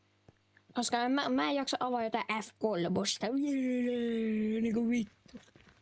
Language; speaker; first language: Finnish; native; Finnish